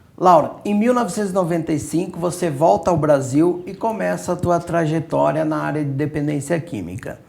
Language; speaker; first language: Portuguese; native; Portuguese